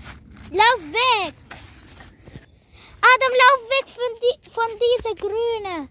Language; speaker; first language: German; non-native, learner; Arabic